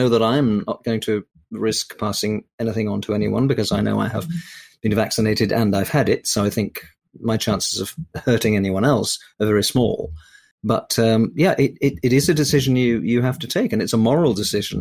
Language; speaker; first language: English; native; English